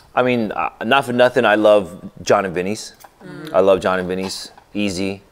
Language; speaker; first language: English; native; English